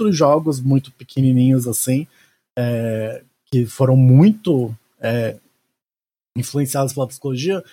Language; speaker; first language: Portuguese; native; Portuguese